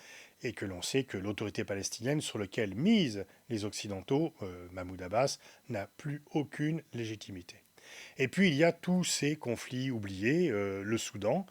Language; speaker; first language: French; native; French